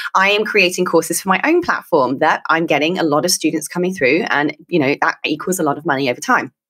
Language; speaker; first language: English; native; English